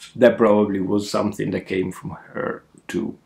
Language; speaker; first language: English; non-native, fluent; Italian